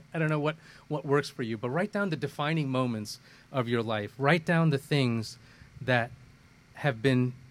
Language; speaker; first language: English; early bilingual, other home language; Malayalam